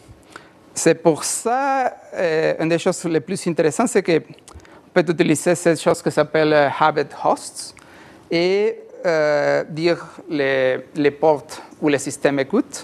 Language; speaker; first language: French; non-native, learner; Spanish